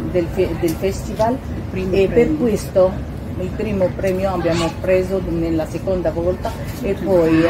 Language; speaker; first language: Italian; non-native, fluent; Arabic